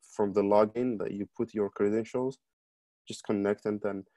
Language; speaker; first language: English; non-native, fluent; Arabic